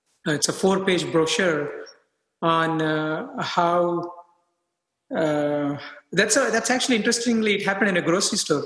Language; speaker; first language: English; non-native, local second language; Telugu